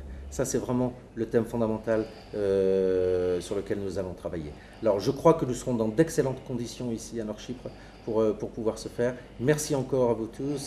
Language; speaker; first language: French; native; French